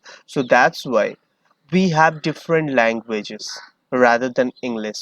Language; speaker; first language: English; non-native, learner; Hindi